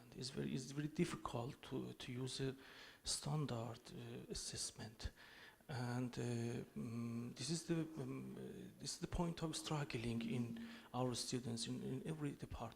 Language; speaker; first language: English; non-native, learner; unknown